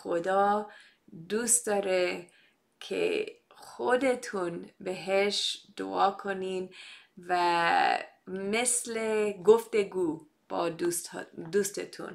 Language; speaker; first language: Persian; non-native, fluent; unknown